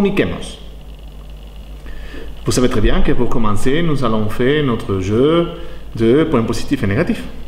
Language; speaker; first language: French; non-native, fluent; Spanish